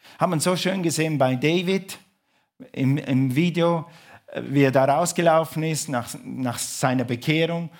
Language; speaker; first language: German; non-native, fluent; English